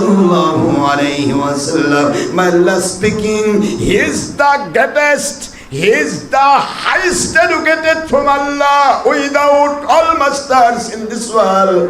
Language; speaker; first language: English; non-native, local second language; Bangla